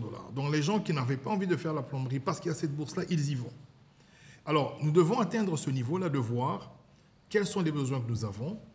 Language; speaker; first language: French; non-native, local second language; Lingala